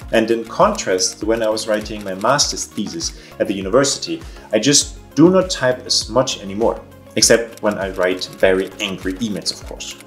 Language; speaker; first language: English; non-native, fluent; German